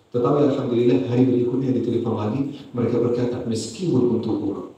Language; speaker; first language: Indonesian; non-native, fluent; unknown